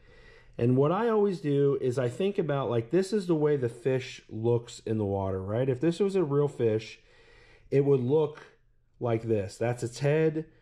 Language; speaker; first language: English; native; English